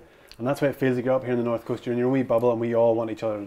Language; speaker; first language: English; native; English